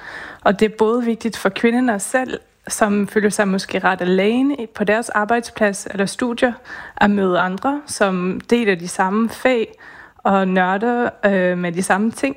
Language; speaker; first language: Danish; non-native, fluent; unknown